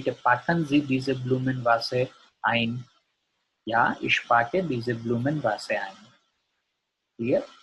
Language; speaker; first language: German; non-native, learner; Gujarati